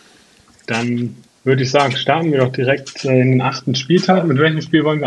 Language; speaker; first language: German; native; German